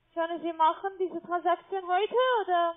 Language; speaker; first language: German; non-native, learner; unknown